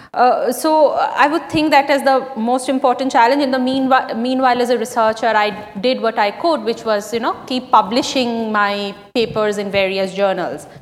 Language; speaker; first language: English; non-native, local second language; Bangla